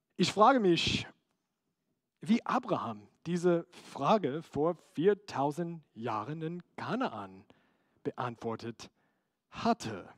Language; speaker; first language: German; non-native, fluent; English